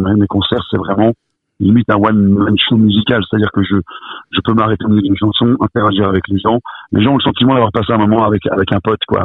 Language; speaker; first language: French; native; French